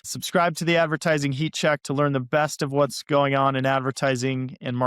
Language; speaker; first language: English; native; English